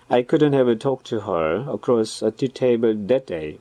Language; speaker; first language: English; non-native, fluent; Korean